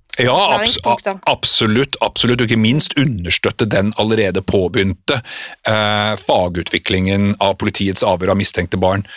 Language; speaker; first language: Norwegian; native; Norwegian